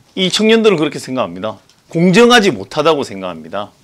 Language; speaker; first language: Korean; native; Korean